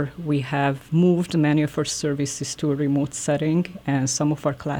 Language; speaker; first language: English; non-native, fluent; Hungarian